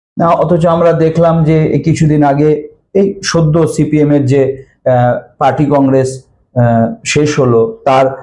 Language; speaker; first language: Bangla; native; Bangla